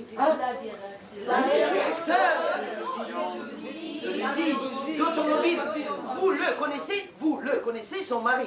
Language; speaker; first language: French; non-native, learner; Russian